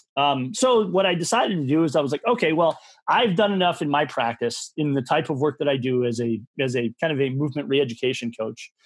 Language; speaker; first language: English; native; English